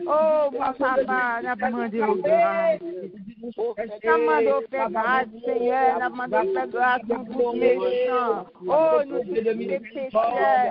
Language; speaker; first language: French; non-native, local second language; Haitian Creole